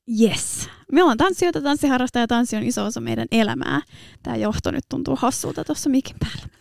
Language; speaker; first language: Finnish; native; Finnish